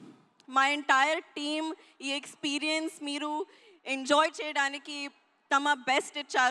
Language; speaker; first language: Telugu; non-native, learner; Hindi